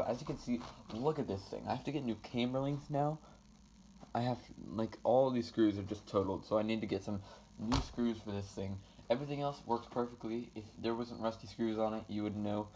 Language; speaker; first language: English; native; English